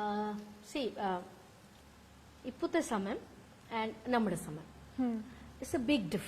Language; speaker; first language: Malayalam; non-native, local second language; Bangla